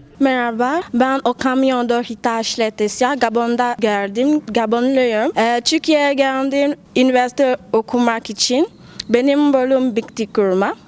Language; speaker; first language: Turkish; non-native, learner; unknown